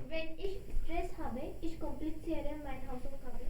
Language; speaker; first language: German; non-native, learner; Hindi